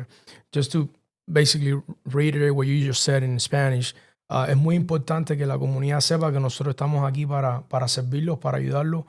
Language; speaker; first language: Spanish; early bilingual, other home language; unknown